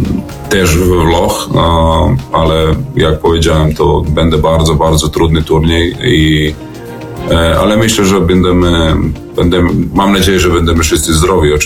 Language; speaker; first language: Polish; non-native, learner; Serbian